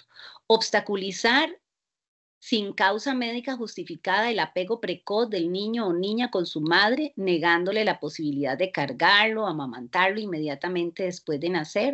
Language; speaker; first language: Spanish; native; Spanish